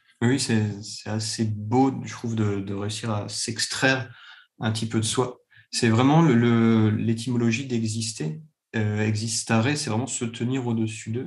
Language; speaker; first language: French; native; French